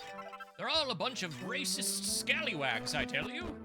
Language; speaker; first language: English; native; English